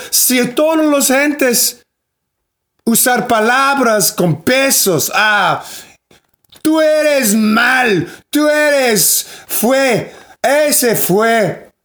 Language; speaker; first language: Spanish; non-native, learner; English